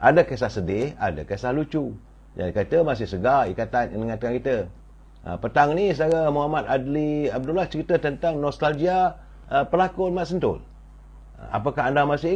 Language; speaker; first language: Malay; native; Malay